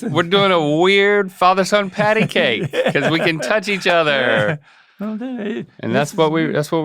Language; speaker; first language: English; native; English